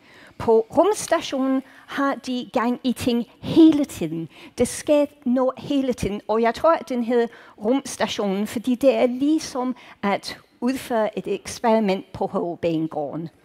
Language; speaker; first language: Danish; native; Danish